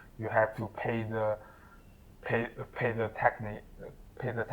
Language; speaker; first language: English; non-native, learner; Chinese